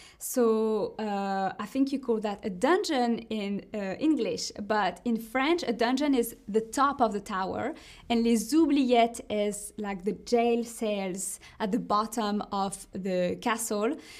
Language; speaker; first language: English; non-native, fluent; French